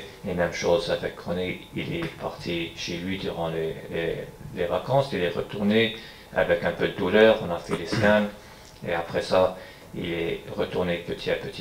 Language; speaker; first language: French; non-native, fluent; English